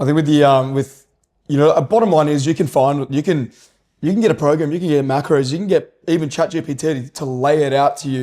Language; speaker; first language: English; native; English